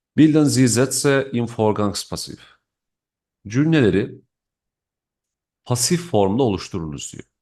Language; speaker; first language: Turkish; native; Turkish